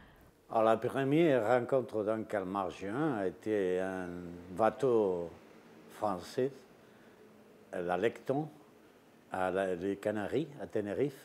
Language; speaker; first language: French; non-native, fluent; Spanish